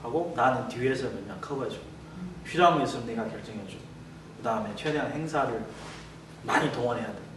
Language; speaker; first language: Korean; non-native, fluent; Chinese